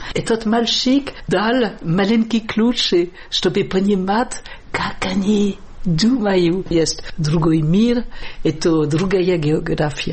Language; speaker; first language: Russian; non-native, fluent; French